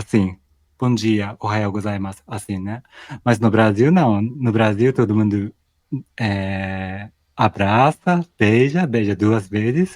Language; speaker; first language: Portuguese; non-native, fluent; Japanese